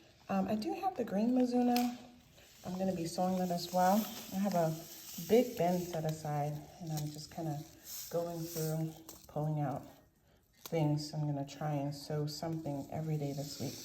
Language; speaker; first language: English; native; English